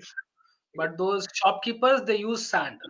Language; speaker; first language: English; non-native, local second language; Hindi